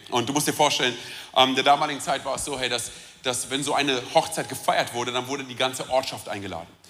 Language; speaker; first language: German; early bilingual, other home language; Romanian